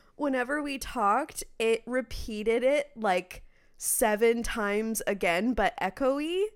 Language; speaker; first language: English; native; English